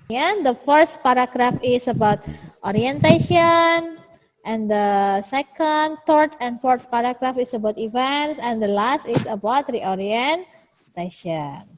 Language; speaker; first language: English; non-native, fluent; Indonesian